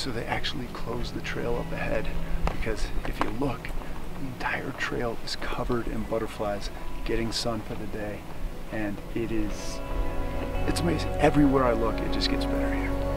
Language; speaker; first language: English; native; English